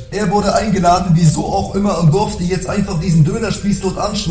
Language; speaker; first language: German; native; German